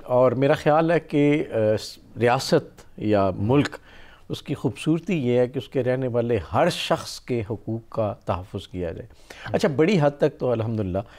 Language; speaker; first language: Urdu; non-native, local second language; Punjabi